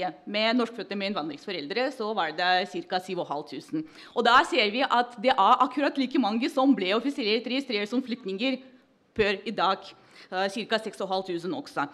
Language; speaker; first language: Norwegian; non-native, fluent; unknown